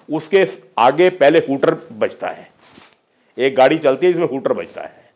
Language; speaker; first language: Hindi; non-native, local second language; Punjabi